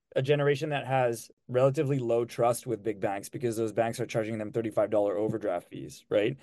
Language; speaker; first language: English; non-native, fluent; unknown